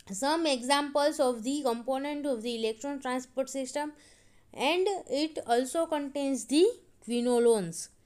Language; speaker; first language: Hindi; non-native, local second language; Gujarati